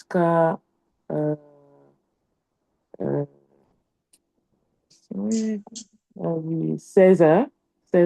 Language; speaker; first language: French; non-native, learner; English